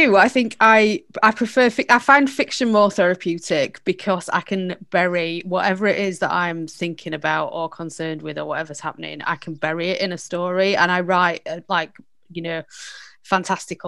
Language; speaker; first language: English; native; English